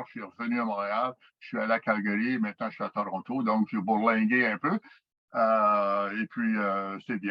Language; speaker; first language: French; native; French